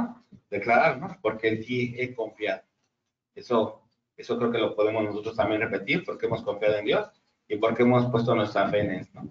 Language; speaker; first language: Spanish; native; Spanish